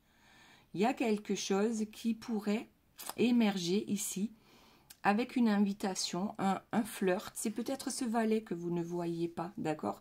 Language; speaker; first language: French; native; French